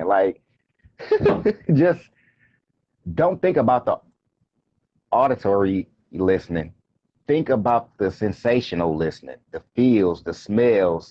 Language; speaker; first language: English; native; English